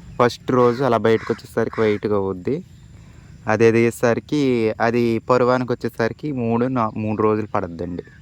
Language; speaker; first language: Telugu; native; Telugu